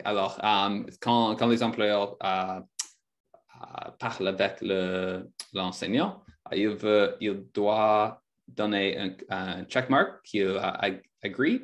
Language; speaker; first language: French; non-native, fluent; English